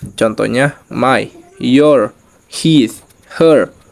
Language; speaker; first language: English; non-native, learner; Indonesian